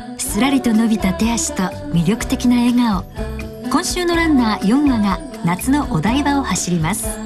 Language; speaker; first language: Japanese; native; Japanese